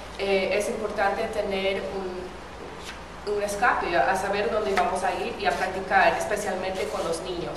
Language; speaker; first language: Spanish; non-native, fluent; English